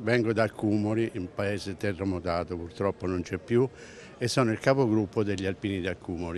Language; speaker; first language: Italian; native; Italian